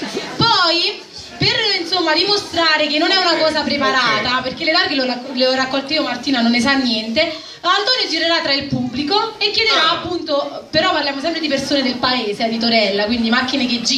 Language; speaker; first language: Italian; native; Italian